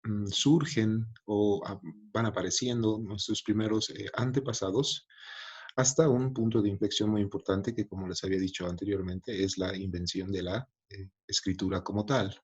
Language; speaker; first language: Spanish; native; Spanish